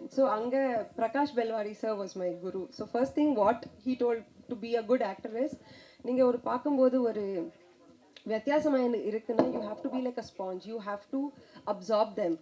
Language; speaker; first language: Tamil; non-native, fluent; Kannada